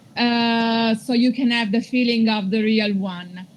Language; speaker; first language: English; non-native, fluent; Italian